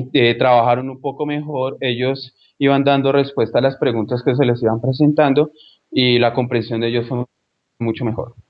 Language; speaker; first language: Spanish; native; Spanish